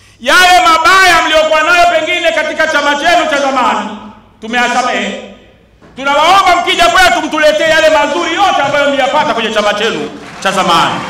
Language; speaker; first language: Swahili; native; Swahili